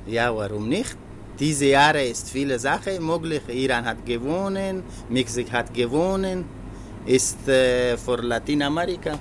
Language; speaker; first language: German; non-native, learner; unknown